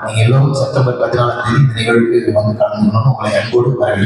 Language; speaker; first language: Tamil; native; Tamil